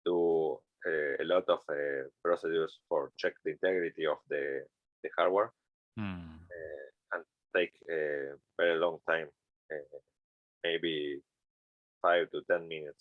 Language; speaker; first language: English; non-native, learner; Spanish